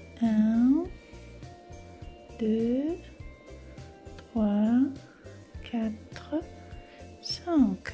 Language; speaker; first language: French; non-native, fluent; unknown